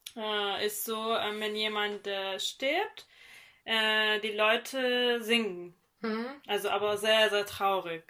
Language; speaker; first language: German; non-native, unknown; Persian